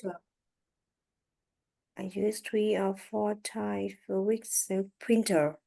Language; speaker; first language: English; non-native, learner; French